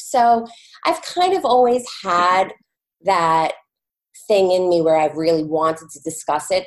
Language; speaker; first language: English; native; English